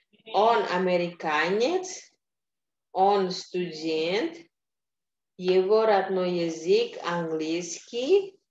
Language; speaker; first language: Russian; non-native, fluent; Indonesian